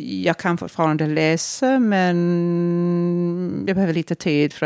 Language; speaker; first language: Swedish; non-native, fluent; English